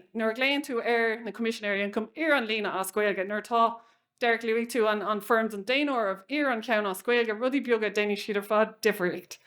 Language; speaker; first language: Irish; non-native, local second language; English